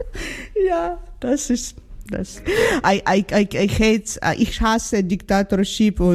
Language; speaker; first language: German; non-native, learner; Ukrainian